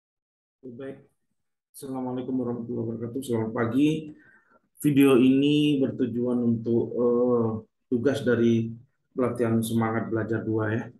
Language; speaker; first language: Indonesian; native; Indonesian